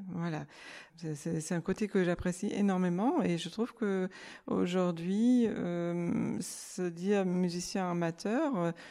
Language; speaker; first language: French; non-native, fluent; German